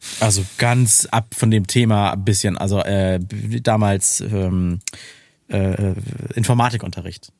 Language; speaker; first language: German; native; German